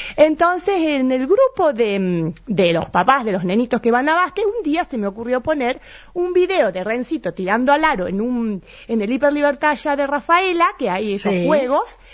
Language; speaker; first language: Spanish; native; Spanish